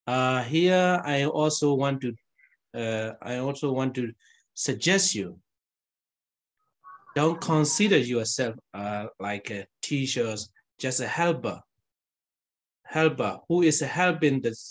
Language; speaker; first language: English; non-native, fluent; Burmese